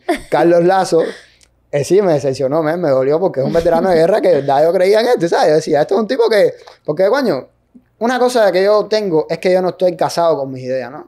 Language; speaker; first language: Spanish; native; Spanish